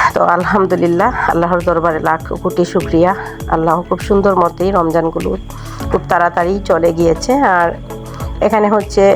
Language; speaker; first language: Bangla; non-native, local second language; Sylheti